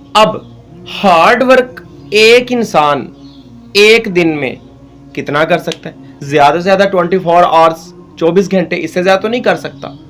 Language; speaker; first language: Urdu; non-native, local second language; Punjabi